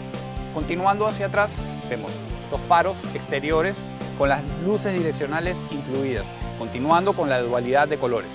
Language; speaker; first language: Spanish; native; Spanish